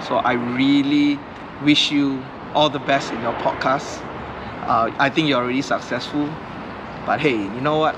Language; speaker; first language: English; non-native, local second language; Chinese